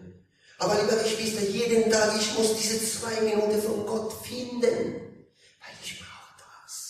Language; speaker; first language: German; non-native, learner; Italian